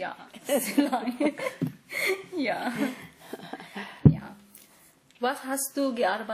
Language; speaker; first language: German; non-native, learner; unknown